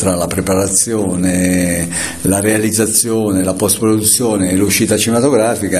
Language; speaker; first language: Italian; native; Italian